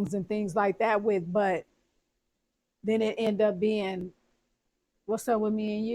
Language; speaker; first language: English; native; English